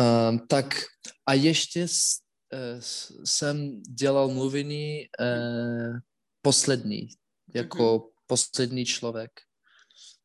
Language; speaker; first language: Czech; non-native, learner; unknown